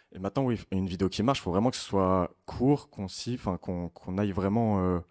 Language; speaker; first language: French; native; French